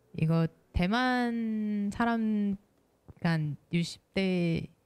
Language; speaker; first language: Korean; non-native, fluent; Chinese